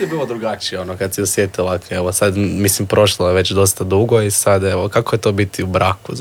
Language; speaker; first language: Serbian; native; Serbian